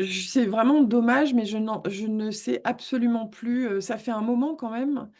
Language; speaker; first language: French; native; French